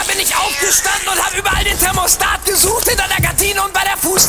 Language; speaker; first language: German; native; German